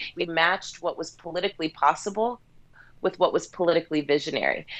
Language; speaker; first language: English; native; English